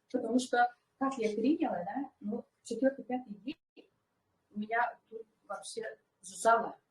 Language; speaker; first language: Russian; non-native, local second language; Yakut